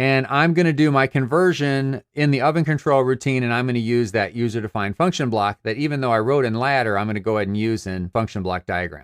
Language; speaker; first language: English; native; English